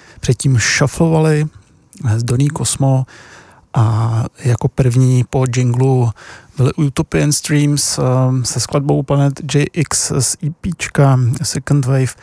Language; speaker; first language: Czech; native; Czech